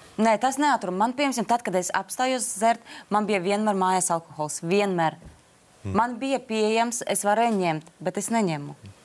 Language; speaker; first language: Latvian; non-native, local second language; Russian